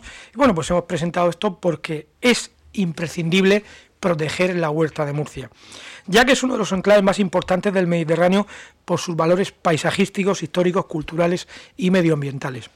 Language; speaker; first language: Spanish; native; Spanish